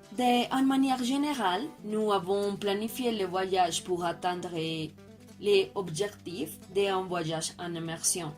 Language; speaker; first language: French; non-native, learner; Spanish